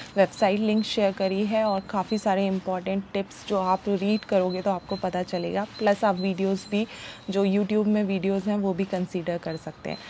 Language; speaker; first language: Hindi; native; Hindi